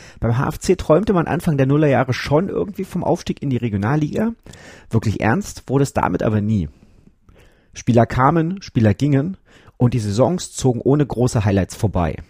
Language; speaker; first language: German; native; German